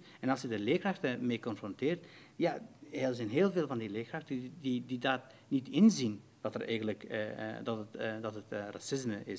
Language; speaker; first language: Dutch; non-native, fluent; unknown